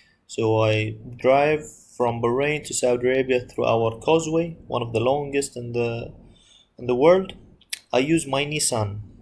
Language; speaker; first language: English; non-native, fluent; Arabic